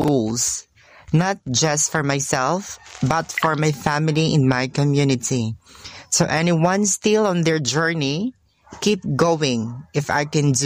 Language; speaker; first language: English; non-native, local second language; Hiligaynon